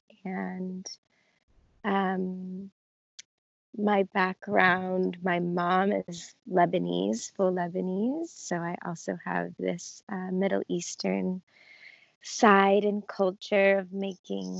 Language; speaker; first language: English; native; English